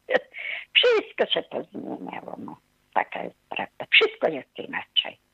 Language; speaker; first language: Polish; non-native, fluent; Hungarian